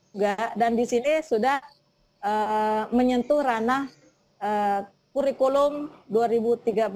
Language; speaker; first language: Indonesian; native; Indonesian